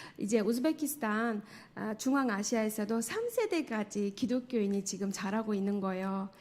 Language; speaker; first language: Korean; non-native, fluent; Tajik